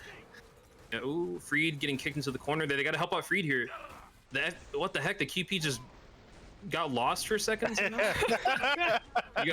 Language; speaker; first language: English; native; English